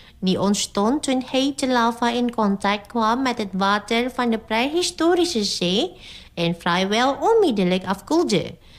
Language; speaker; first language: Dutch; non-native, fluent; Indonesian